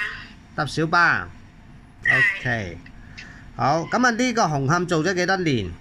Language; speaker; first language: Cantonese; native; Cantonese